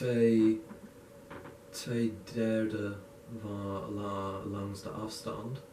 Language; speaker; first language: Dutch; non-native, learner; English